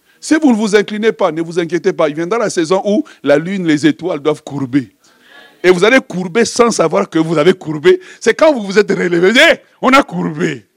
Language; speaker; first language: French; non-native, local second language; Lingala